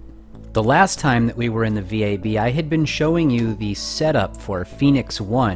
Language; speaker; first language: English; native; English